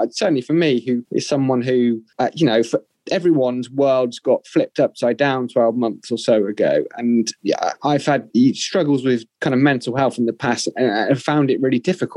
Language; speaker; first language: English; native; English